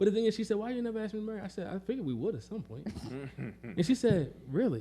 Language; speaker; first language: English; native; English